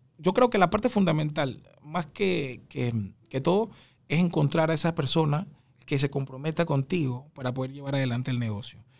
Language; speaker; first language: Spanish; native; Spanish